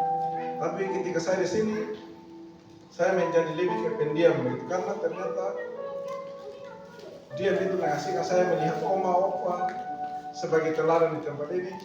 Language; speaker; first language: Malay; non-native, local second language; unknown